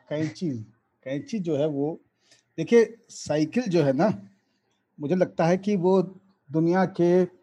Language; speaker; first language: Hindi; native; Hindi